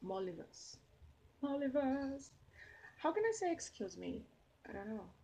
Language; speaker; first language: English; non-native, learner; Portuguese